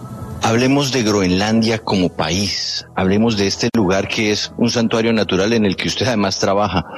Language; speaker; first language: Spanish; native; Spanish